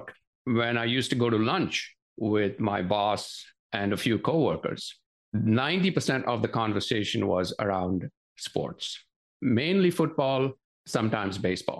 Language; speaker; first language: English; non-native, local second language; Gujarati